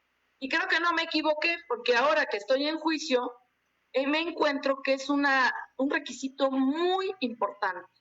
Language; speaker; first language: Spanish; native; Spanish